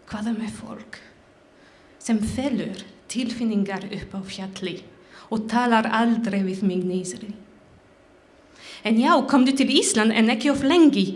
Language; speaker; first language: Icelandic; non-native, learner; French